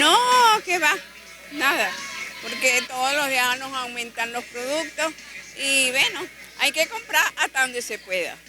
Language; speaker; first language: Spanish; native; Spanish